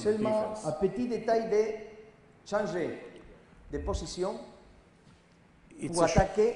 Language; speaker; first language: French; non-native, learner; Spanish